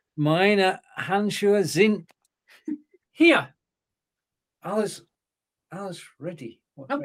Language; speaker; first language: German; non-native, learner; English